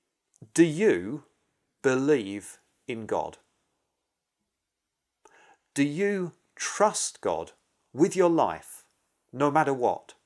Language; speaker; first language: English; native; English